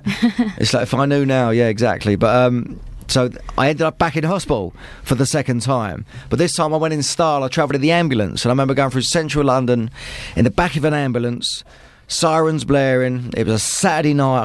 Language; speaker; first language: English; native; English